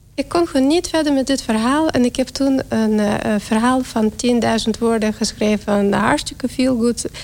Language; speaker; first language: Dutch; non-native, fluent; Russian